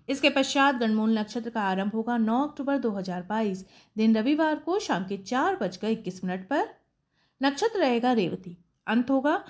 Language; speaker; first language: Hindi; native; Hindi